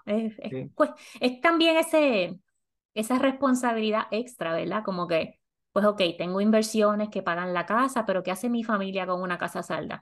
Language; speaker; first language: Spanish; native; Spanish